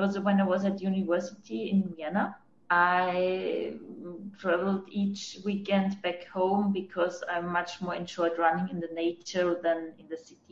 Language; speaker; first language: English; non-native, fluent; German